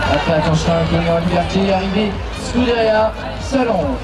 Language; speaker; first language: French; native; French